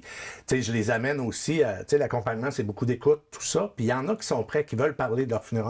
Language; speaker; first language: French; native; French